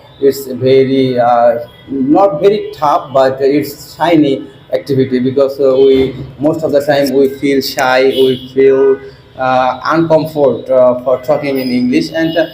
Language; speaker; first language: English; non-native, learner; Bangla